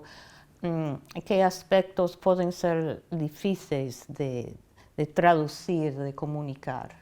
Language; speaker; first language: Galician; non-native, fluent; English